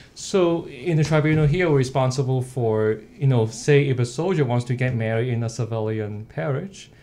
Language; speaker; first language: English; non-native, local second language; Cantonese